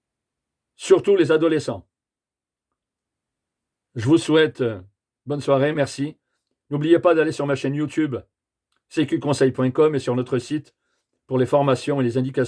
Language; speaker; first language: French; native; French